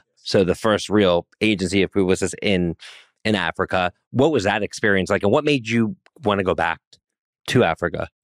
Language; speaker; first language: English; native; English